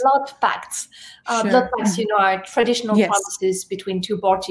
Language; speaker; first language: English; non-native, fluent; French